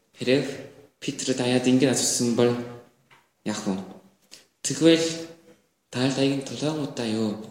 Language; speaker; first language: Mongolian; non-native, learner; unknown